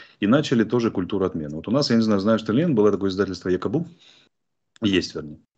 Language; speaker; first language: Russian; native; Russian